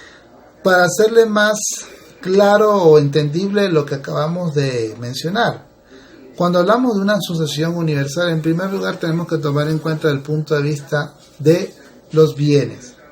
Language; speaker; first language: Spanish; native; Spanish